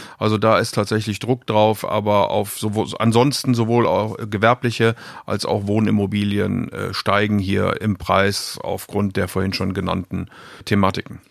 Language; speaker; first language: German; native; German